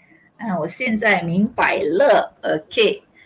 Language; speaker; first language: Chinese; non-native, local second language; Malay